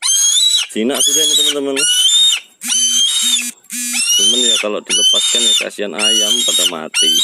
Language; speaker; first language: Malay; native; Malay